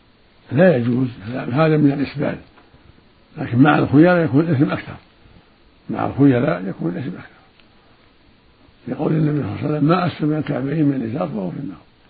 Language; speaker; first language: Arabic; native; Arabic